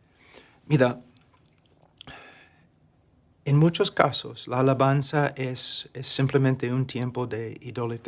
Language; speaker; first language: Spanish; non-native, fluent; English